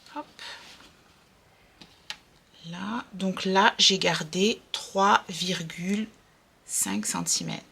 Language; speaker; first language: French; native; French